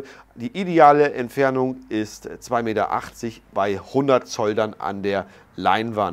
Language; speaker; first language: German; native; German